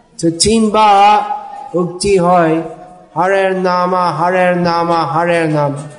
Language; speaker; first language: Bangla; non-native, fluent; English